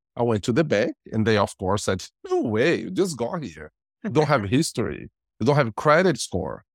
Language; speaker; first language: English; non-native, fluent; Portuguese